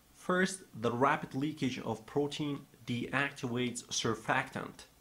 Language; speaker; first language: English; non-native, fluent; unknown